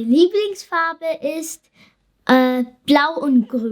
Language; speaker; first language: German; early bilingual, other home language; English